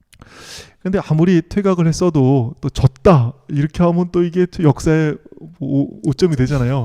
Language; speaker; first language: Korean; native; Korean